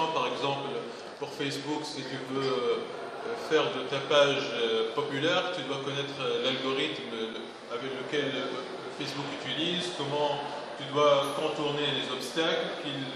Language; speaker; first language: French; non-native, local second language; Arabic